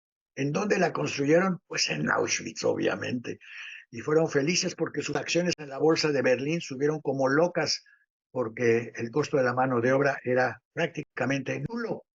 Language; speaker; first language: Spanish; native; Spanish